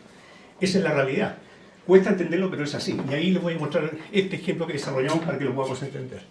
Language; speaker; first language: Spanish; native; Spanish